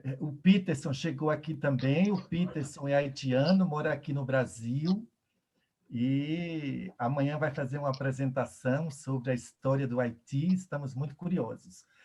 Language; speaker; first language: Portuguese; native; Portuguese